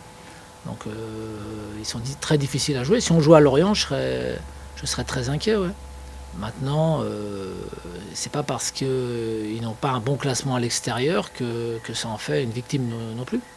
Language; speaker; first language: French; native; French